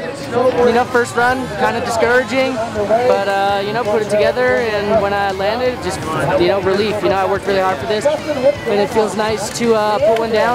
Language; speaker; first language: English; non-native, fluent; French